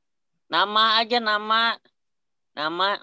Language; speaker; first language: Indonesian; native; Indonesian